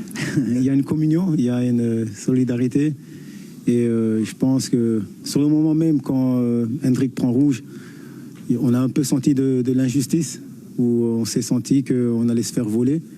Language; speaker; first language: French; native; French